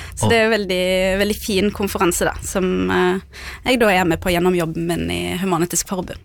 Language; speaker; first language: Norwegian; early bilingual, other home language; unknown